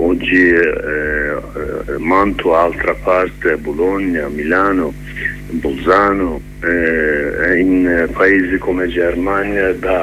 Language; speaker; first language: Italian; non-native, learner; Kurdish